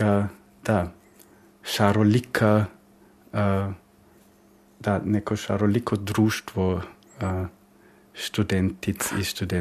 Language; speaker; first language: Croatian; early bilingual, heritage; Croatian